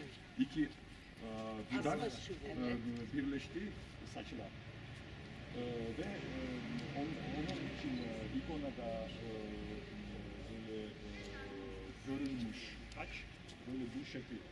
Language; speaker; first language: Turkish; non-native, learner; Georgian